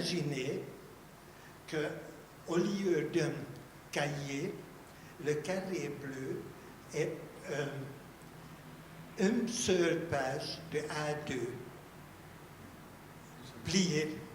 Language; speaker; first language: French; non-native, fluent; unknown